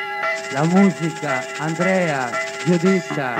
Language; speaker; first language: Italian; non-native, fluent; Spanish